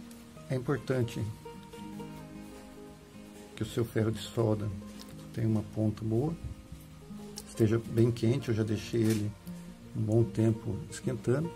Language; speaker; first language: Portuguese; native; Portuguese